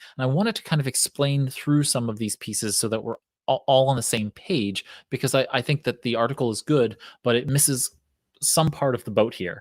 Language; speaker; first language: English; native; English